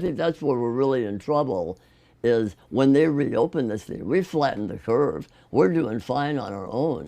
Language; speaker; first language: English; native; English